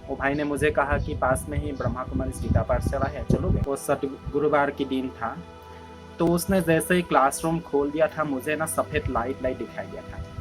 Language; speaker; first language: Hindi; non-native, local second language; Assamese